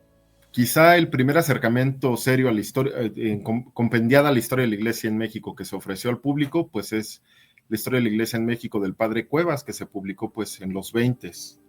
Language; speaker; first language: Spanish; native; Spanish